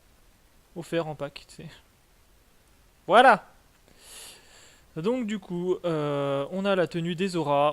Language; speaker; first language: French; native; French